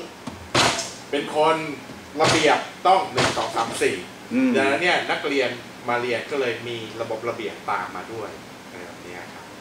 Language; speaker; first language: Thai; native; Thai